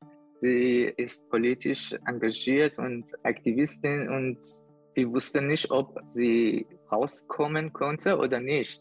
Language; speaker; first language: German; non-native, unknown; Persian